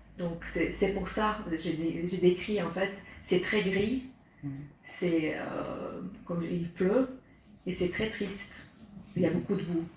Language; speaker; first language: French; non-native, fluent; Serbian